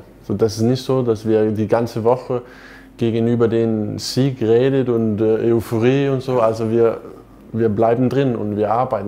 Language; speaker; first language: German; non-native, fluent; Danish